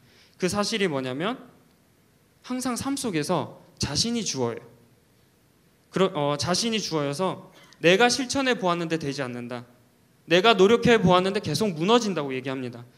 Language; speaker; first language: Korean; native; Korean